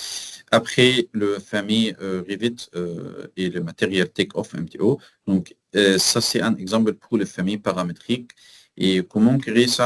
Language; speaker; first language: French; non-native, learner; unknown